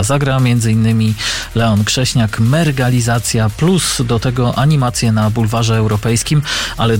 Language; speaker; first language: Polish; native; Polish